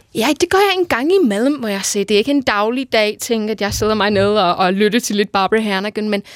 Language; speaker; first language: Danish; non-native, fluent; English